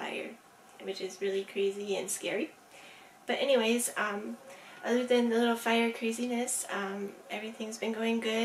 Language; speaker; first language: English; native; English